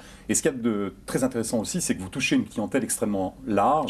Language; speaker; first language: French; native; French